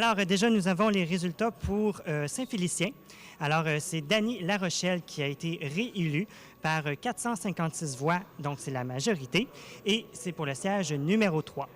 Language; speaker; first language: French; native; French